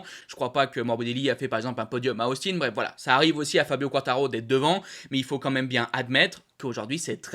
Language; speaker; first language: French; native; French